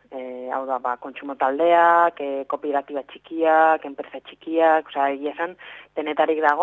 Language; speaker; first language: Basque; non-native, local second language; Spanish